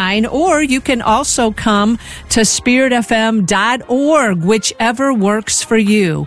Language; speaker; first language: English; native; English